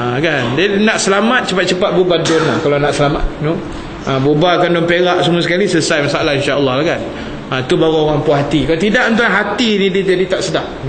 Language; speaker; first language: Malay; native; Malay